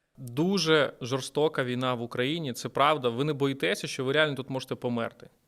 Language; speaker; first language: Ukrainian; native; Ukrainian